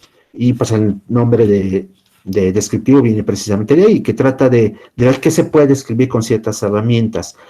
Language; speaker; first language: Spanish; native; Spanish